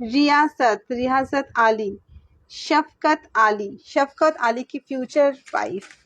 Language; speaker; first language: Hindi; non-native, local second language; Bangla